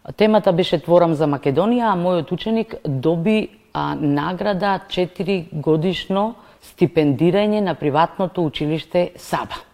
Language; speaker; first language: Macedonian; native; Macedonian